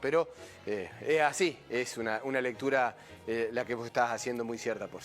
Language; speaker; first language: Spanish; native; Spanish